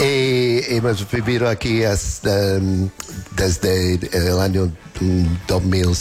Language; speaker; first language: Spanish; non-native, learner; English